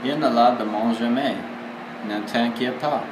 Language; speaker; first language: French; non-native, learner; English